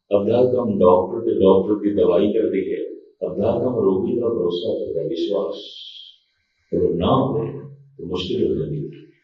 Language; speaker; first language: Urdu; non-native, local second language; Punjabi